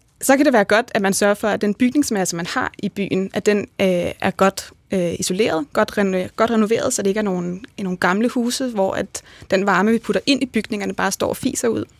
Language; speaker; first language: Danish; native; Danish